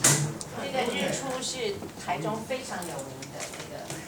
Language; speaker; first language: Chinese; native; Chinese